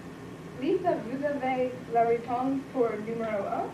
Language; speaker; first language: French; non-native, learner; English